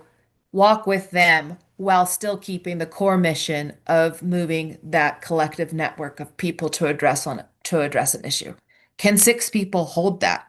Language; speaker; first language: English; native; English